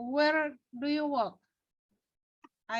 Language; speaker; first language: English; non-native, fluent; Indonesian